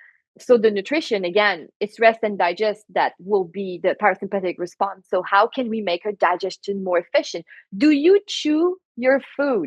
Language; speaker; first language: English; non-native, fluent; French